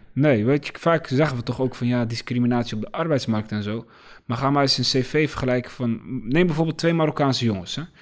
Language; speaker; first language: Dutch; early bilingual, other home language; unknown